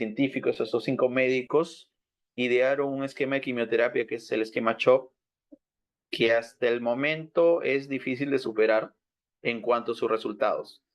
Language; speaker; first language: Spanish; native; Spanish